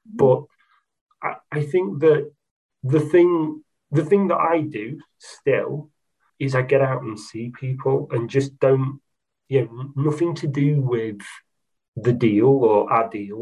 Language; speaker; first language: English; native; English